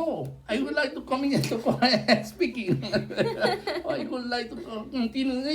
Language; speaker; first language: English; non-native, learner; Spanish